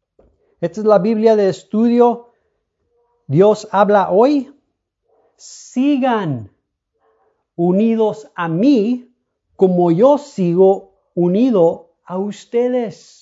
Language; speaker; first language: Spanish; early bilingual, heritage; Spanish